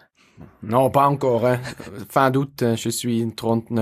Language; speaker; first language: French; non-native, learner; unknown